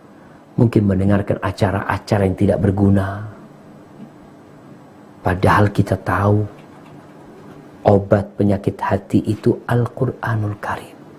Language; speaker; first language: Indonesian; native; Indonesian